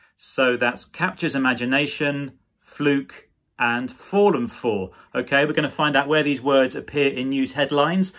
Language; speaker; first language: English; native; English